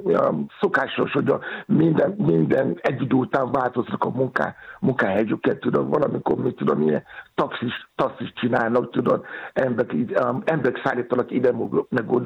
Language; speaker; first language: Hungarian; non-native, fluent; Yoruba